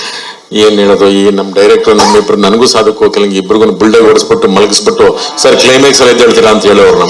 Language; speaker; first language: Kannada; native; Kannada